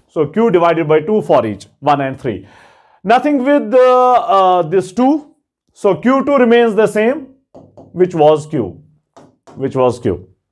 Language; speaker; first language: English; non-native, local second language; Kashmiri